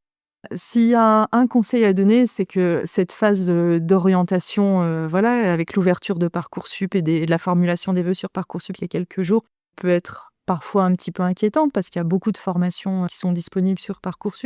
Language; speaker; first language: French; native; French